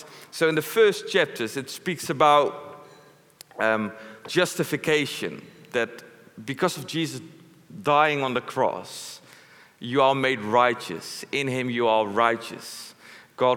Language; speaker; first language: English; non-native, fluent; Dutch